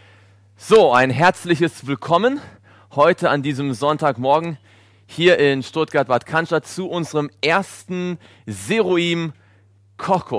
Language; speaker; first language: German; native; German